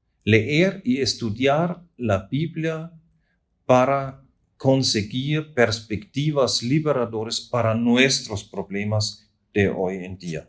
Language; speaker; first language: Spanish; non-native, fluent; German